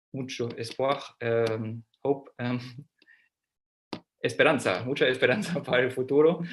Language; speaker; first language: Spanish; non-native, fluent; German